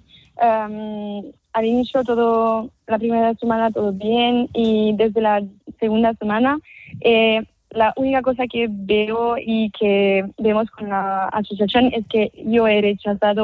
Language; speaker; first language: Spanish; non-native, fluent; French